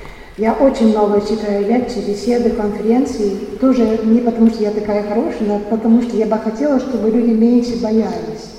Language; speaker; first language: Russian; non-native, fluent; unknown